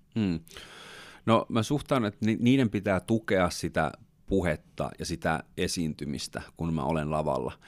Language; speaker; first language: Finnish; native; Finnish